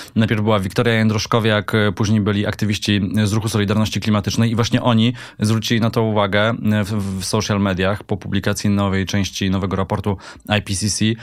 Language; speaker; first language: Polish; native; Polish